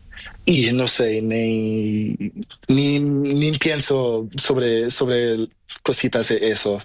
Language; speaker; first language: Spanish; non-native, learner; Portuguese